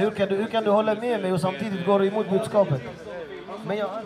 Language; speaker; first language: Swedish; non-native, fluent; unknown